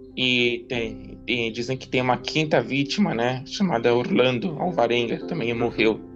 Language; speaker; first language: Portuguese; native; Portuguese